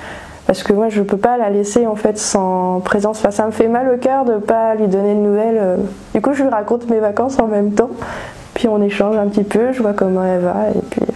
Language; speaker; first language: French; native; French